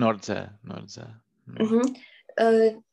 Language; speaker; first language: German; non-native, learner; Czech